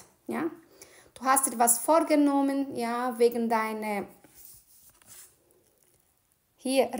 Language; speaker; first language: German; non-native, fluent; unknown